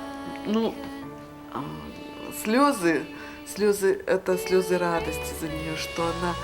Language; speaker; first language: Russian; native; Russian